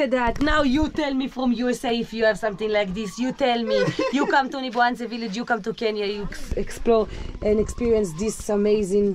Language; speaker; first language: English; non-native, learner; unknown